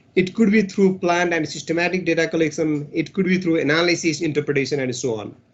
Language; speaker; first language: English; non-native, local second language; Nepali